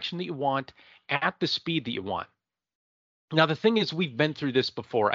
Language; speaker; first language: English; native; English